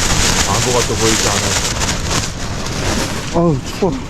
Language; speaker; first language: Korean; native; Korean